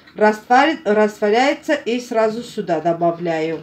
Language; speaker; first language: Russian; non-native, fluent; Armenian